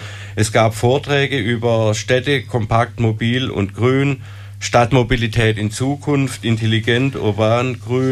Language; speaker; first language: German; native; German